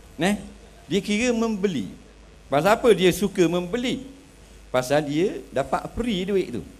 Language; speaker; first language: Malay; native; Malay